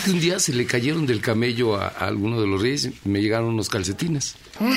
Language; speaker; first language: Spanish; native; Spanish